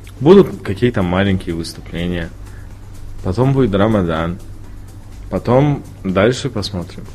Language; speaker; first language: Russian; non-native, local second language; Tajik